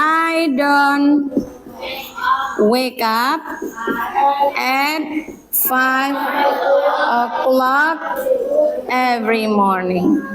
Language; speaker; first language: English; non-native, fluent; Indonesian